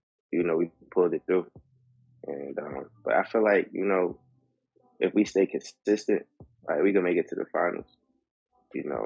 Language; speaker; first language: English; native; English